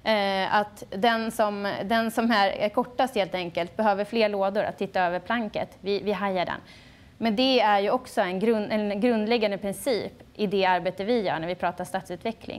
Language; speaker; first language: Swedish; native; Swedish